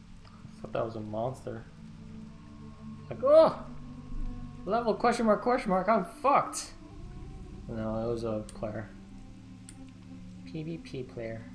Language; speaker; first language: English; native; English